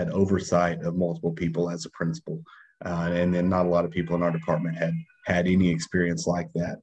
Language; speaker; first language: English; native; English